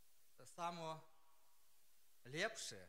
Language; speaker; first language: Polish; non-native, learner; Ukrainian